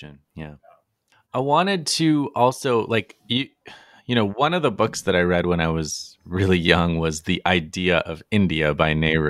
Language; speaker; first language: English; native; English